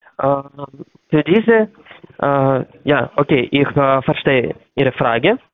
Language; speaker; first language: German; non-native, learner; Russian